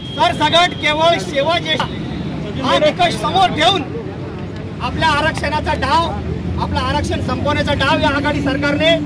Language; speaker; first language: Marathi; native; Marathi